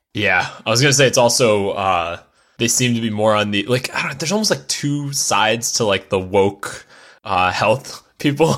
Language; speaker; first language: English; native; English